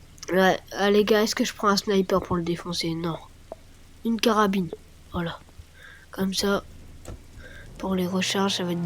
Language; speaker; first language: French; native; French